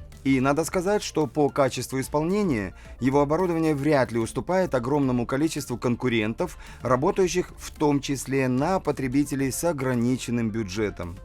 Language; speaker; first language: Russian; native; Russian